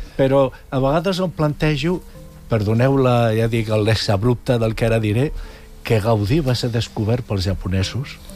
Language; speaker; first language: Catalan; non-native, local second language; Spanish